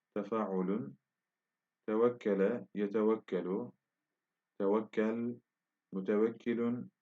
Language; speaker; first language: Arabic; non-native, fluent; Turkish